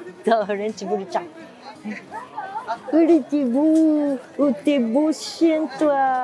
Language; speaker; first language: Japanese; native; Japanese